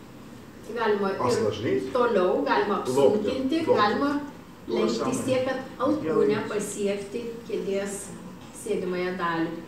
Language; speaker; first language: Lithuanian; native; Lithuanian